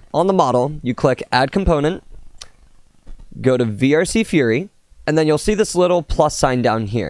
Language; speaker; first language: English; native; English